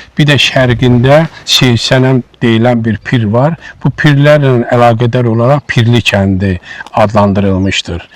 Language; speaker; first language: Azerbaijani; native; Azerbaijani